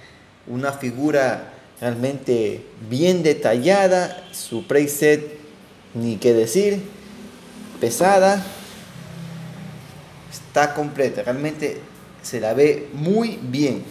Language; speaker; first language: Spanish; native; Spanish